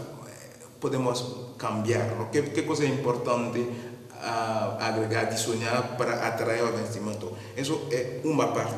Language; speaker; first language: Portuguese; non-native, fluent; Spanish